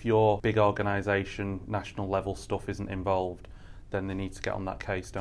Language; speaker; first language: English; native; English